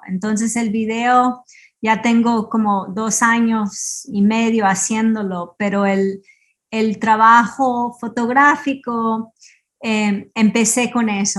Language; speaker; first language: Spanish; early bilingual, heritage; Spanish